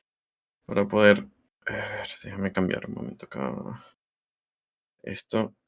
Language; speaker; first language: Spanish; native; Spanish